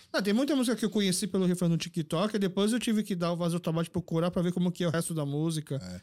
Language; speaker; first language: Portuguese; early bilingual, other home language; Korean